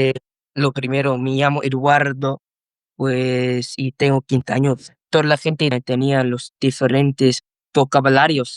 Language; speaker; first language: Spanish; non-native, learner; Dutch